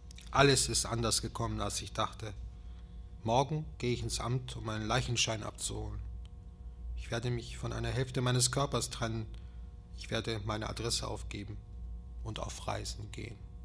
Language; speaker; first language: German; early bilingual, other home language; Turkish